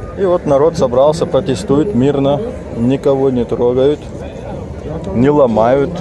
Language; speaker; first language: Russian; native; Russian